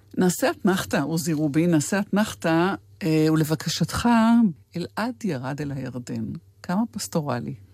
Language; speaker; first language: Hebrew; native; Hebrew